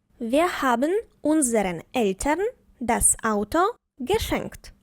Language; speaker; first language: German; non-native, fluent; Ukrainian